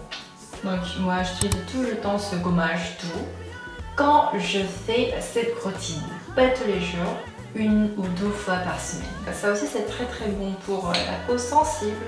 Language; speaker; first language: French; non-native, fluent; Korean